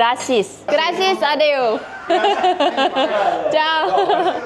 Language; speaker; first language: Spanish; non-native, learner; Korean